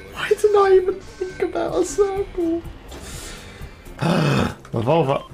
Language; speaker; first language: English; native; English